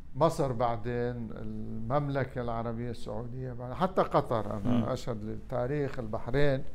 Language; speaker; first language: Arabic; non-native, local second language; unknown